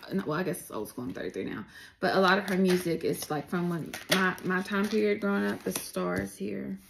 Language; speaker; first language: English; native; English